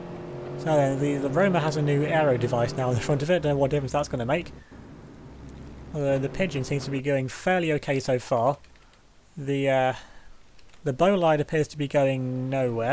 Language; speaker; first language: English; native; English